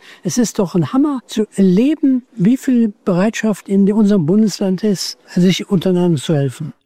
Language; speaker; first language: German; native; German